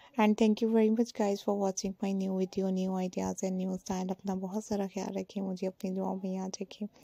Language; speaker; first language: Hindi; native; Hindi